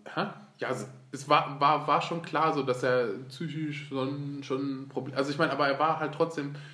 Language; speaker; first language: German; early bilingual, other home language; Turkish